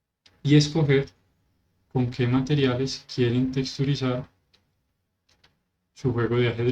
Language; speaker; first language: Spanish; native; Spanish